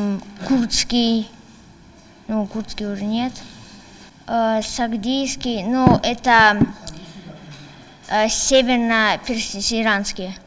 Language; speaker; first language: Russian; non-native, local second language; Tajik